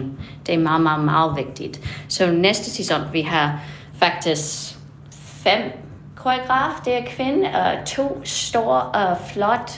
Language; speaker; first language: Danish; non-native, fluent; English